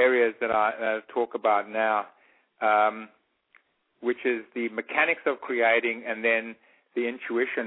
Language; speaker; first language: English; native; English